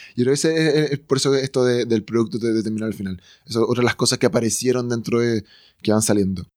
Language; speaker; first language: Spanish; native; Spanish